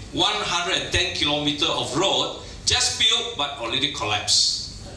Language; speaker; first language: English; non-native, local second language; Chinese